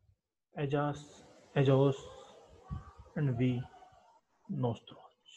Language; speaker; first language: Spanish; non-native, learner; Hindi